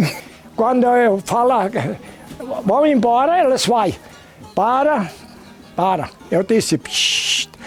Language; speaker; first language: Portuguese; non-native, local second language; German